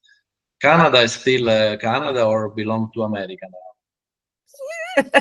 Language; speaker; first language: English; non-native, learner; Italian